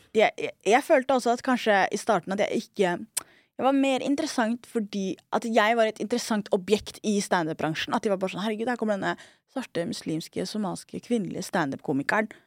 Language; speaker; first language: Norwegian; early bilingual, other home language; Somali